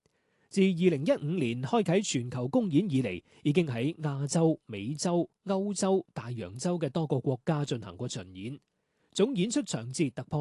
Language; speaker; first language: Chinese; non-native, local second language; Cantonese